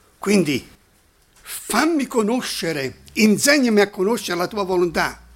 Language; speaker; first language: Italian; non-native, fluent; German